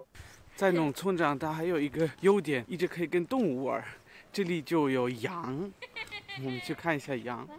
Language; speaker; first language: Chinese; non-native, fluent; German